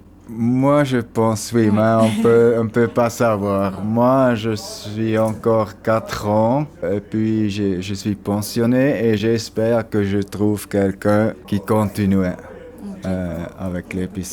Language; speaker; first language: French; non-native, local second language; German